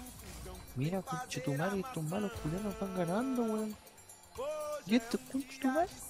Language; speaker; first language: Spanish; native; Spanish